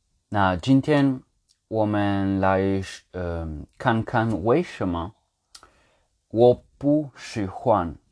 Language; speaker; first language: Chinese; non-native, fluent; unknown